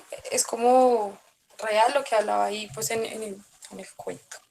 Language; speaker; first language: Spanish; native; Spanish